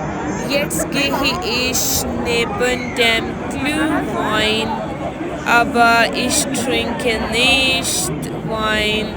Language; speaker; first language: German; non-native, learner; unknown